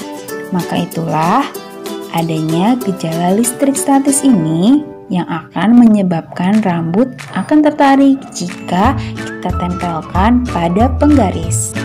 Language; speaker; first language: Indonesian; native; Indonesian